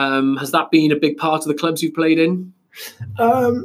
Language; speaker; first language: English; native; English